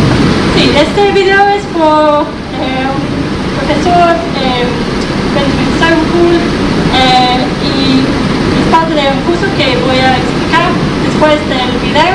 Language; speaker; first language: Spanish; non-native, fluent; English